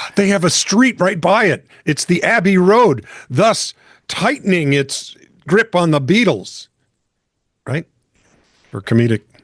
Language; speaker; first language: English; native; English